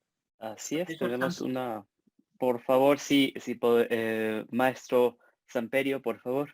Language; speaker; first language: Spanish; native; Spanish